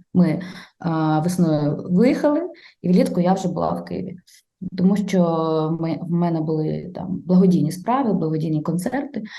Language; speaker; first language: Ukrainian; non-native, local second language; Russian